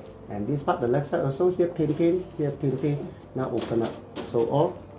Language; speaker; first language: English; non-native, local second language; Cantonese